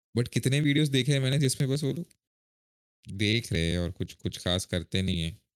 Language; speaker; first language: Hindi; non-native, local second language; Marathi